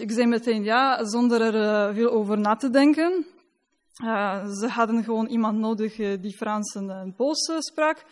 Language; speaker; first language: Dutch; non-native, fluent; Polish